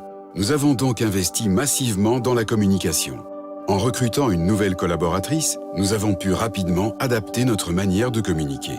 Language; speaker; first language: French; native; French